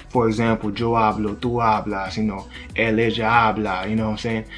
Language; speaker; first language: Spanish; non-native, learner; Haitian Creole